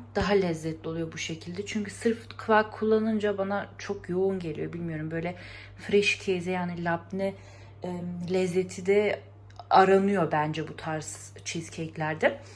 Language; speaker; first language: Turkish; native; Turkish